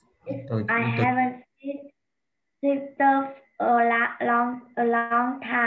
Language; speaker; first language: English; non-native, learner; Vietnamese